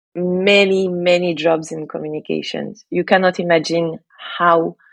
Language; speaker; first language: English; non-native, fluent; French